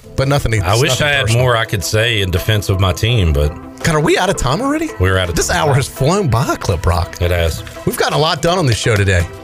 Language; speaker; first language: English; native; English